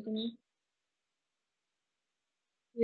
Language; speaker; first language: French; non-native, learner; Spanish